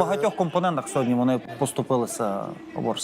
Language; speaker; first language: Ukrainian; native; Ukrainian